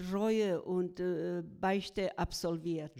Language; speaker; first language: German; non-native, fluent; Croatian